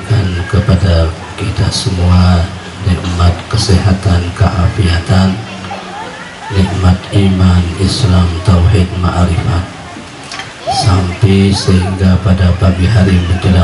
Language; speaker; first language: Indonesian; non-native, local second language; Sasak